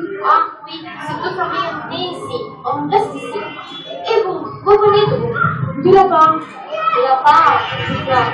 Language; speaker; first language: French; non-native, learner; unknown